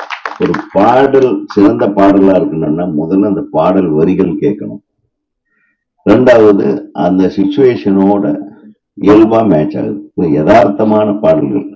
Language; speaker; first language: Tamil; native; Tamil